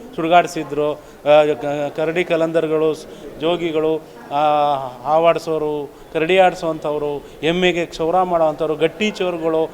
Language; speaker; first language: Kannada; non-native, local second language; Lambadi